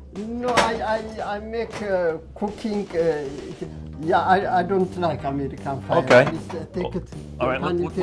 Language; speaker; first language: English; non-native, learner; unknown